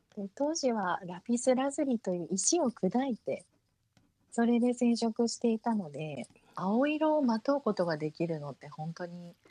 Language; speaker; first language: Japanese; early bilingual, heritage; Japanese